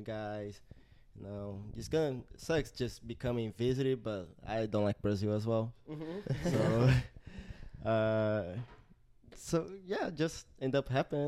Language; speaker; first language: English; non-native, learner; Portuguese